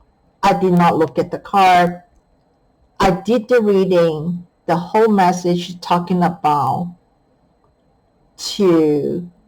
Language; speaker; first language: English; non-native, fluent; Chinese